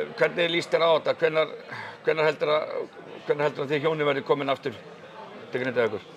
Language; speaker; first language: Icelandic; native; Icelandic